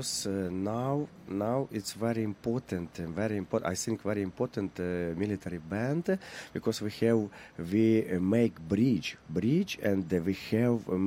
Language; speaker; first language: English; non-native, learner; Ukrainian